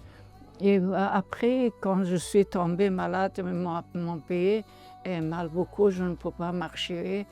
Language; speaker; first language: French; non-native, learner; Persian